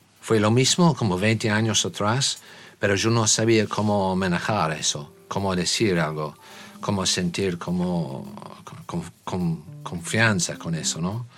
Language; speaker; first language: Spanish; non-native, learner; English